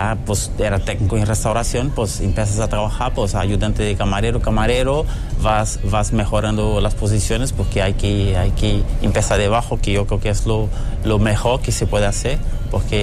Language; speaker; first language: Spanish; non-native, fluent; Portuguese